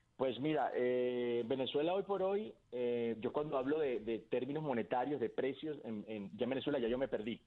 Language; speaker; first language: Spanish; native; Spanish